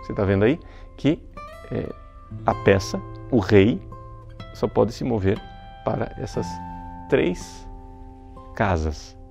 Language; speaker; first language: Portuguese; native; Portuguese